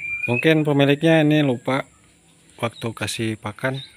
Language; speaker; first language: Indonesian; non-native, local second language; Sundanese